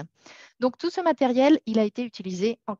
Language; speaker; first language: French; native; French